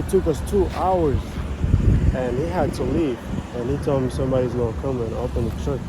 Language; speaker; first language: English; native; English